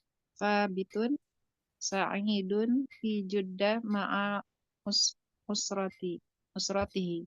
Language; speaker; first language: Arabic; non-native, learner; Indonesian